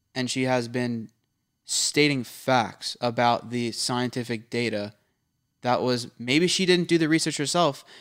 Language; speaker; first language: English; native; English